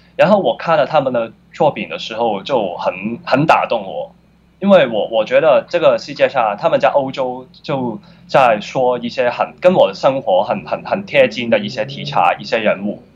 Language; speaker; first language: Chinese; non-native, fluent; Cantonese